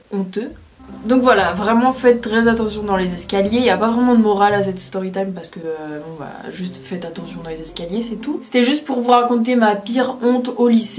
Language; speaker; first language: French; native; French